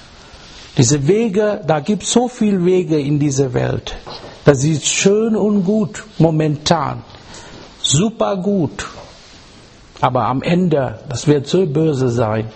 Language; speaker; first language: German; non-native, learner; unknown